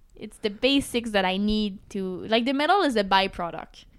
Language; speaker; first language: English; native; English